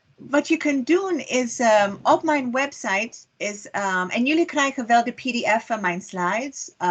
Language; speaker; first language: Dutch; non-native, fluent; English